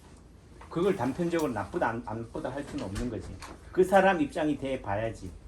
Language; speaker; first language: Korean; native; Korean